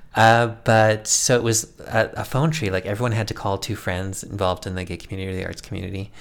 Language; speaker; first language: English; native; English